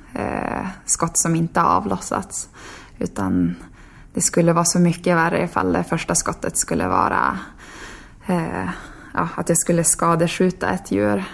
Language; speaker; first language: Swedish; native; Swedish